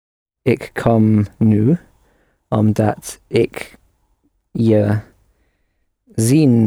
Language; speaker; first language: Dutch; non-native, learner; English